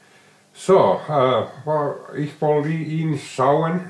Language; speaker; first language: German; non-native, learner; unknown